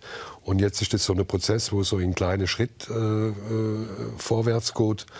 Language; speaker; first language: German; native; German